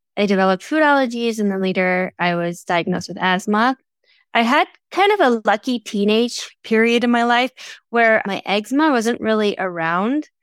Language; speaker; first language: English; native; English